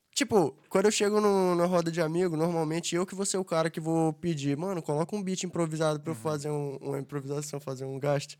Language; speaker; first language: Portuguese; non-native, fluent; English